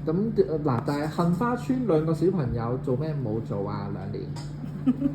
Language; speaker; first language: Cantonese; native; Cantonese